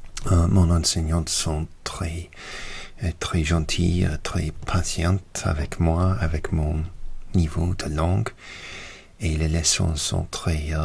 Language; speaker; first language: French; non-native, learner; English